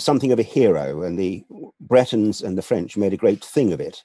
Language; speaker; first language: English; native; English